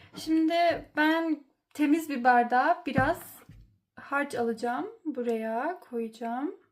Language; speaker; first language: Turkish; early bilingual, heritage; Turkish